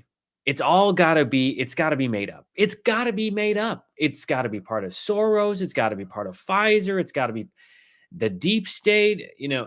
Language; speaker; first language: English; native; English